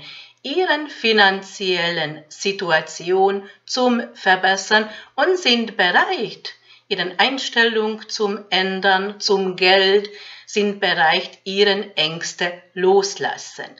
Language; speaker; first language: German; non-native, fluent; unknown